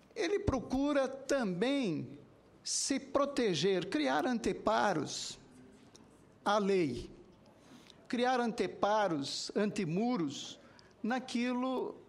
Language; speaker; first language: Portuguese; native; Portuguese